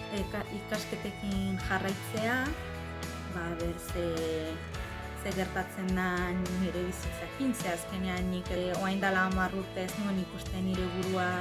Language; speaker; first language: Basque; non-native, fluent; Arabic